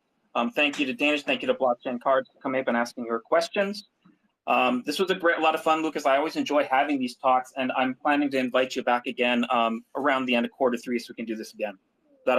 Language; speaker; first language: English; native; English